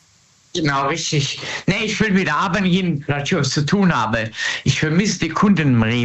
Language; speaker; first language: German; native; German